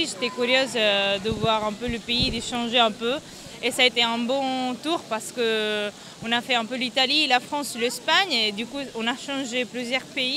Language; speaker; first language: French; non-native, fluent; Italian